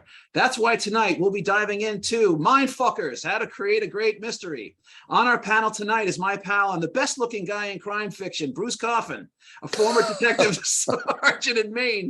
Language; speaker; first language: English; native; English